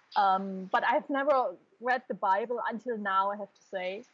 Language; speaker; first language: English; non-native, fluent; German